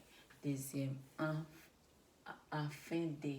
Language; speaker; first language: French; non-native, learner; Spanish